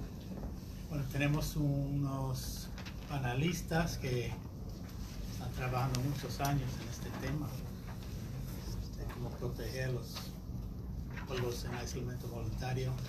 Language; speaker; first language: Spanish; non-native, fluent; English